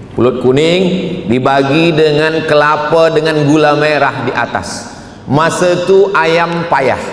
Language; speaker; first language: Malay; native; Malay